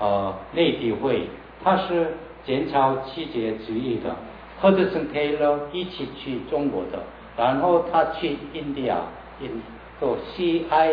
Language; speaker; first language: Chinese; non-native, learner; Korean